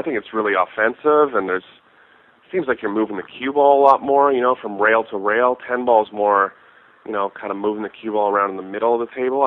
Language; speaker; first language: English; native; English